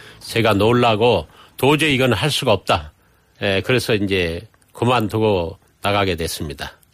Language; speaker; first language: Korean; native; Korean